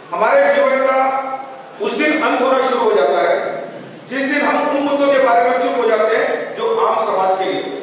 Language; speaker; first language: Hindi; non-native, local second language; Urdu